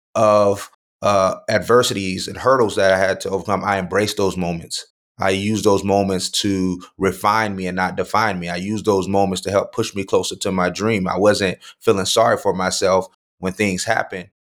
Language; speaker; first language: English; native; English